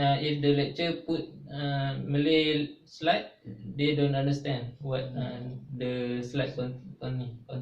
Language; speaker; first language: English; non-native, local second language; Malay